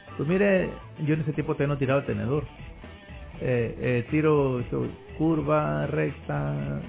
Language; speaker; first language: Spanish; native; Spanish